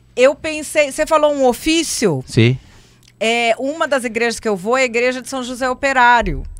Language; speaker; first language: Portuguese; native; Portuguese